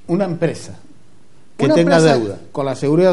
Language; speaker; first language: Spanish; native; Spanish